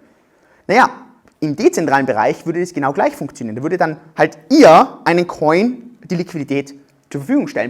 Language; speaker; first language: German; native; German